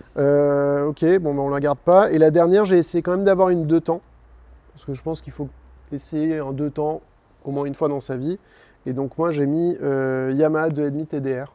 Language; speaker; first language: French; native; French